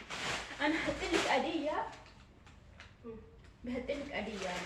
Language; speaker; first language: Arabic; non-native, learner; Oromo